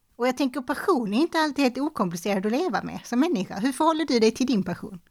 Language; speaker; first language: Swedish; native; Swedish